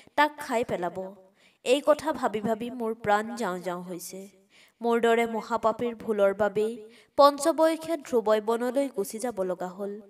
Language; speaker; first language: Assamese; native; Assamese